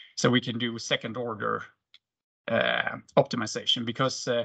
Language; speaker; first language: English; non-native, fluent; Swedish